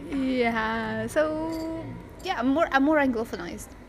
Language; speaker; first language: English; non-native, fluent; Arabic